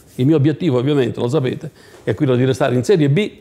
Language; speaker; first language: Italian; native; Italian